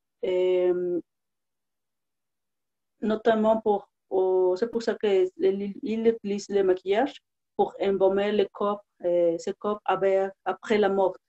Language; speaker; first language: French; non-native, learner; Spanish